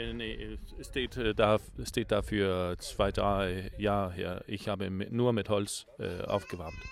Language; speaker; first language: German; non-native, learner; Danish